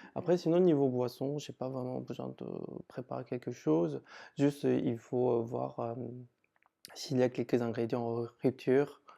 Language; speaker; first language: French; non-native, fluent; Korean